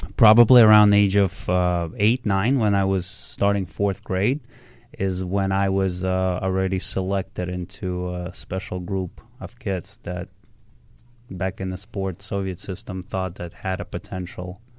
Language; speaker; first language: English; early bilingual, other home language; Russian